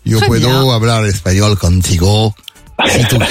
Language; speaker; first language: Spanish; non-native, fluent; French